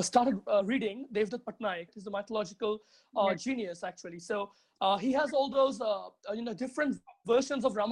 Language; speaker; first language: English; non-native, local second language; Bangla